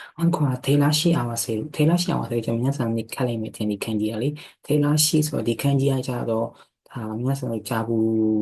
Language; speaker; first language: Burmese; native; Burmese